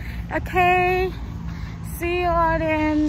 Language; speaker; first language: English; non-native, learner; Thai